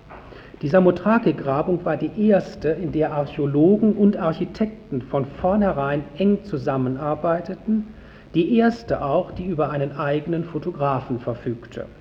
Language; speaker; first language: German; native; German